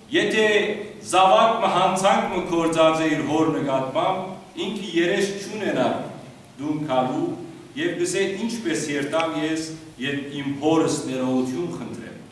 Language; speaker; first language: Armenian; early bilingual, heritage; Armenian